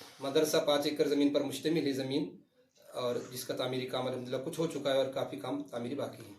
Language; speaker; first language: Urdu; native; Urdu